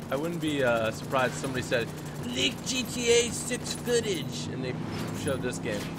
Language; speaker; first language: English; native; English